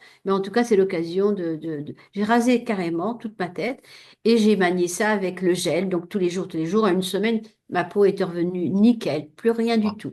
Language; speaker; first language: French; native; French